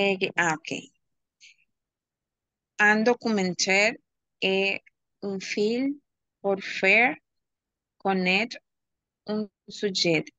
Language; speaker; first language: French; non-native, learner; Spanish